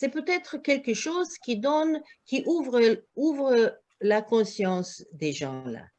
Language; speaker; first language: French; non-native, learner; Croatian